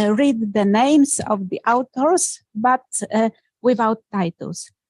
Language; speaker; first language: English; non-native, fluent; Polish